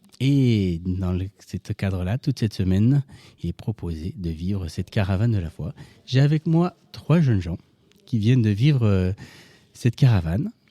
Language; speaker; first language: French; native; French